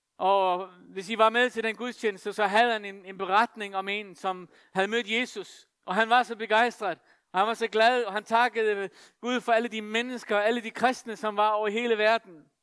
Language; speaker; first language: Danish; non-native, local second language; Faroese